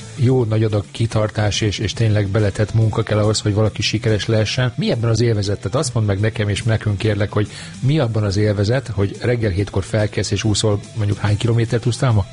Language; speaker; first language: Hungarian; native; Hungarian